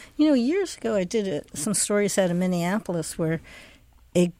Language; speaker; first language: English; native; English